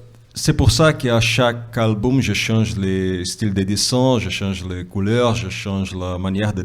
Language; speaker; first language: French; non-native, fluent; Portuguese